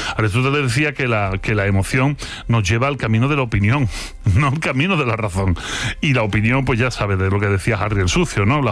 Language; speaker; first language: Spanish; native; Spanish